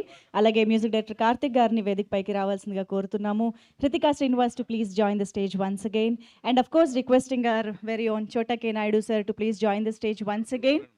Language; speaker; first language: Telugu; native; Telugu